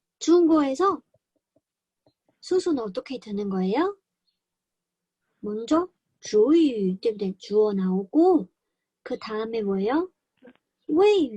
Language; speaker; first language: Korean; non-native, fluent; Chinese